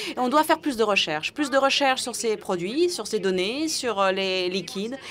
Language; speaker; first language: French; non-native, fluent; English